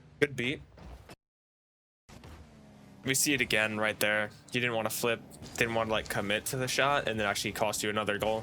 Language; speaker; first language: English; native; English